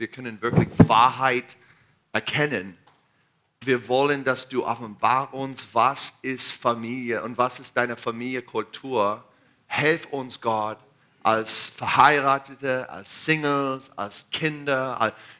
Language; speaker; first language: German; non-native, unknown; English